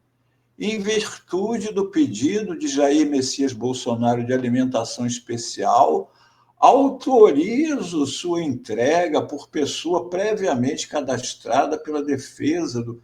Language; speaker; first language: Portuguese; native; Portuguese